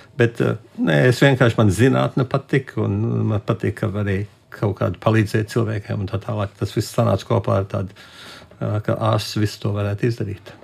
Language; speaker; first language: Latvian; early bilingual, heritage; Latvian